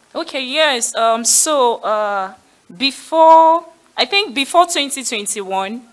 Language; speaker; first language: English; non-native, local second language; Yoruba